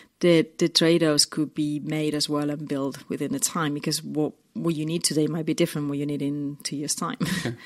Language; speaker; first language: English; non-native, fluent; Spanish